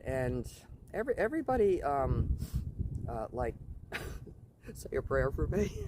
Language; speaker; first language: English; native; English